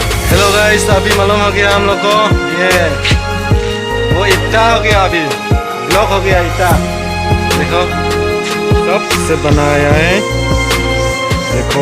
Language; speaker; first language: Hindi; non-native, local second language; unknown